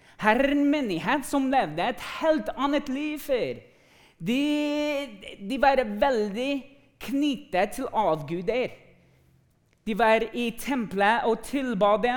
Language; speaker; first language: Norwegian; non-native, fluent; English